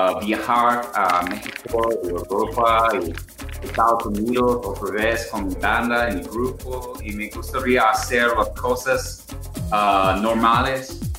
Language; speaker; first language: Spanish; non-native, learner; English